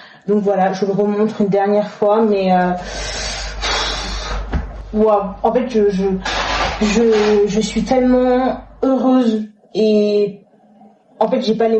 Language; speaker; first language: French; native; French